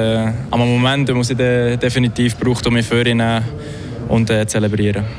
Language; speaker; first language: German; native; German